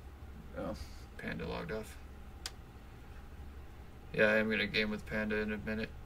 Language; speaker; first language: English; native; English